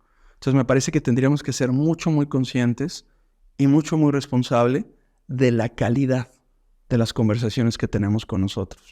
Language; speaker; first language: Spanish; native; Spanish